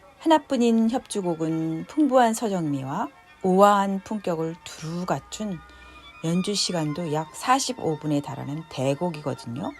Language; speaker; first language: Korean; native; Korean